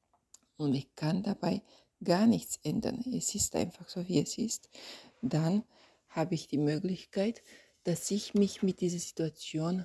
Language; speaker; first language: German; non-native, fluent; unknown